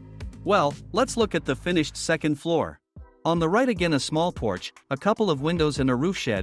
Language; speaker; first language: English; non-native, fluent; Russian